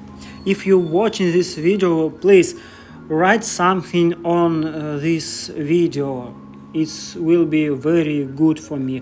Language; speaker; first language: English; non-native, learner; Russian